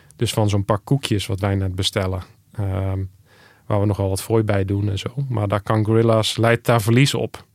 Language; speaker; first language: Dutch; native; Dutch